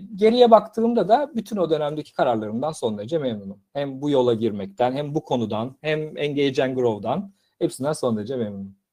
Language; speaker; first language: Turkish; native; Turkish